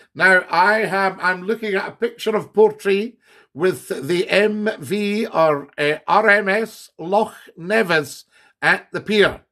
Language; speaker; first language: English; native; English